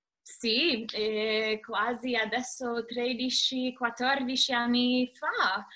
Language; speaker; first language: Italian; non-native, learner; English